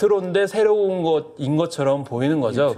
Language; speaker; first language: Korean; native; Korean